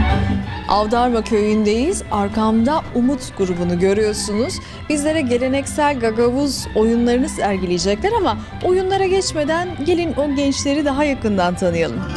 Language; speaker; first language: Turkish; native; Turkish